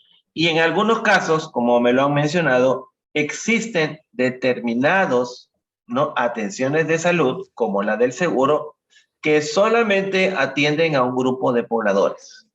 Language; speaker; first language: Spanish; native; Spanish